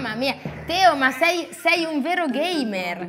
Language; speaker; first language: Italian; native; Italian